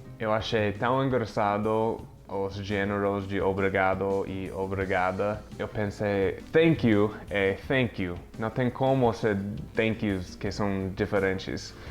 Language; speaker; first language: Portuguese; non-native, fluent; English